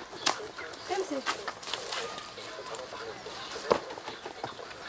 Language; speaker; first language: French; native; French